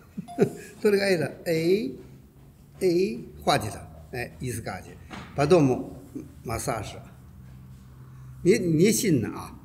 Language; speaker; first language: Russian; non-native, learner; Chinese